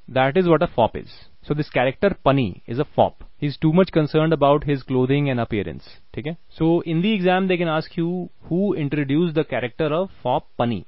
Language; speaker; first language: English; non-native, local second language; Hindi